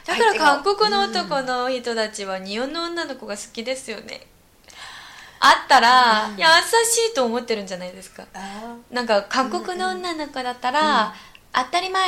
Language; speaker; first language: Japanese; non-native, fluent; Korean